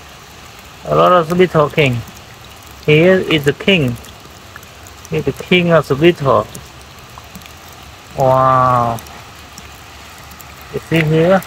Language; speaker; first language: English; non-native, learner; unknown